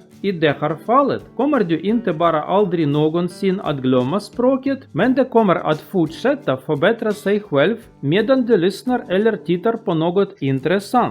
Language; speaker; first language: Swedish; non-native, learner; Russian